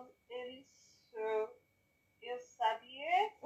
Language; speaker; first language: French; non-native, learner; English